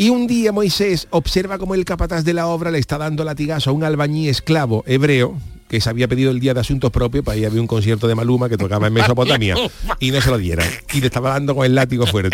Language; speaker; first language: Spanish; native; Spanish